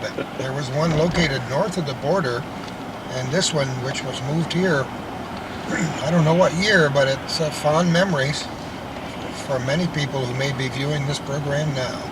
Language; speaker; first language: English; native; English